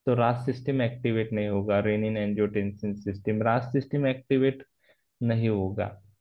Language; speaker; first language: Hindi; non-native, local second language; Marathi